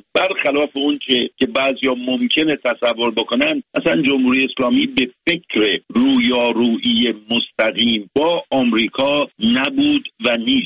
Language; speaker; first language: Persian; native; Persian